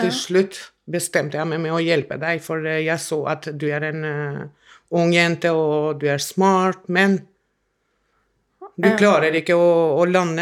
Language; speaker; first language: Norwegian; non-native, fluent; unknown